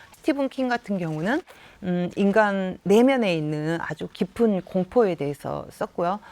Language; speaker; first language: Korean; native; Korean